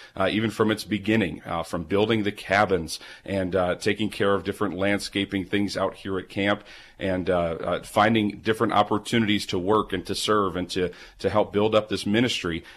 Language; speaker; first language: English; native; English